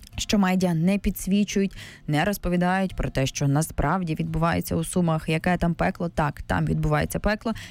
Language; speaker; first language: Ukrainian; native; Ukrainian